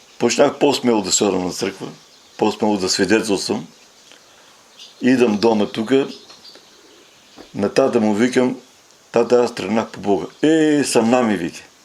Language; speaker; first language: Bulgarian; native; Bulgarian